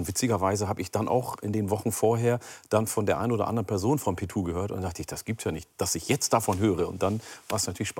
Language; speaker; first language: German; early bilingual, other home language; Oromo